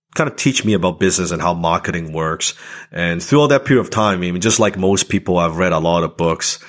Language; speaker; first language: English; non-native, local second language; Cantonese